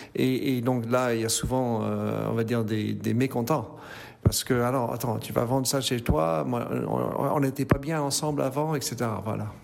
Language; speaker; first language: French; native; French